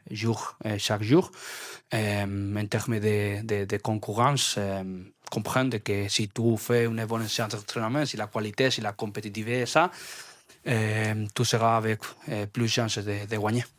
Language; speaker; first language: French; non-native, learner; Spanish